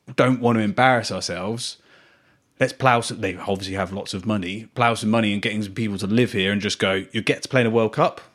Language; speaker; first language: English; native; English